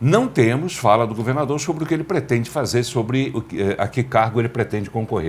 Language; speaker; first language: Portuguese; native; Portuguese